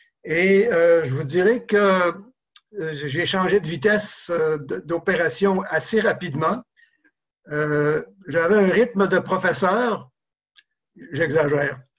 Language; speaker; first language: French; native; French